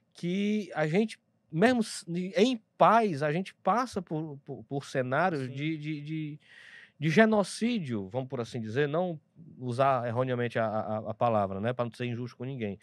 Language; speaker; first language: Portuguese; native; Portuguese